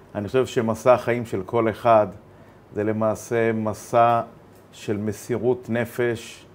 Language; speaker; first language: Hebrew; native; Hebrew